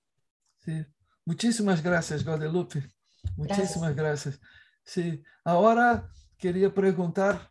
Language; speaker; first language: Spanish; non-native, fluent; Portuguese